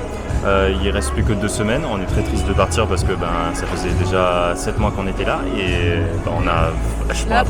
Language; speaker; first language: French; native; French